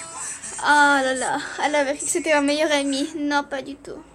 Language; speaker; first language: French; early bilingual, other home language; Portuguese